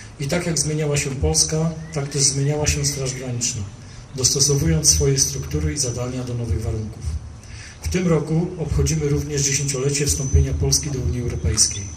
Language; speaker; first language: Polish; native; Polish